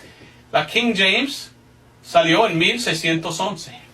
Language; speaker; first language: Spanish; non-native, fluent; English